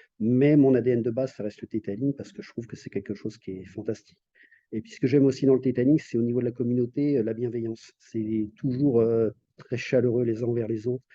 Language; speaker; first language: French; native; French